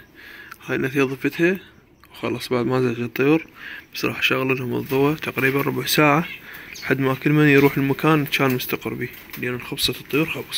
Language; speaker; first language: Arabic; native; Arabic